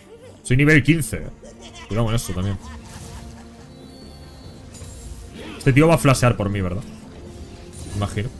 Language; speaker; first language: Spanish; native; Spanish